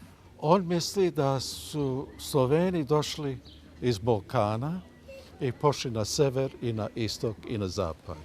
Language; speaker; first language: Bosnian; early bilingual, heritage; Bosnian